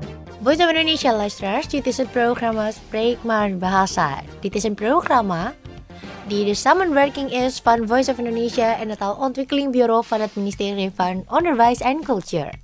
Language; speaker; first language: Dutch; non-native, learner; Indonesian